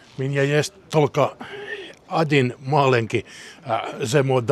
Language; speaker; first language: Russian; non-native, learner; Finnish